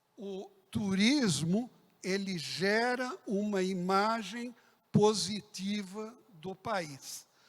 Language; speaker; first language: Portuguese; early bilingual, other home language; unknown